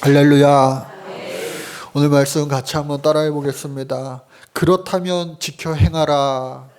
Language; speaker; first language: Korean; native; Korean